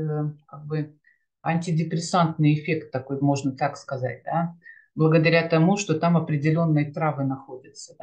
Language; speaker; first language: Russian; native; Russian